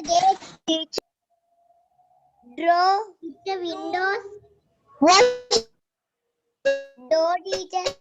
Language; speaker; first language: English; non-native, learner; Sinhala